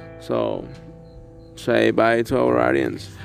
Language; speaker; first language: English; non-native, learner; Spanish